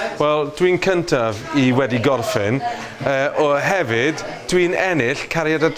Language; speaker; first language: Welsh; non-native, learner; English